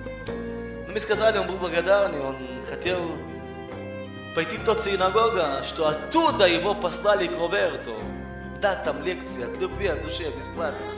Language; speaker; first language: Russian; early bilingual, heritage; Russian